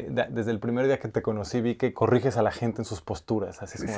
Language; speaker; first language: Spanish; native; Spanish